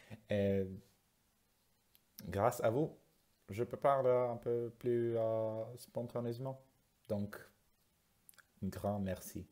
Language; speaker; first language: French; non-native, learner; Slovak